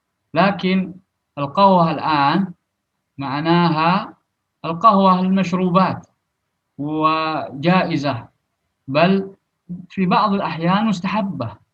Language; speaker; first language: Arabic; non-native, fluent; Indonesian